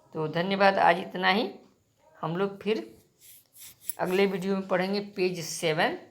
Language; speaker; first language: Hindi; native; Hindi